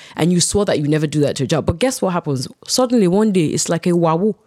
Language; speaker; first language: English; non-native, local second language; Yoruba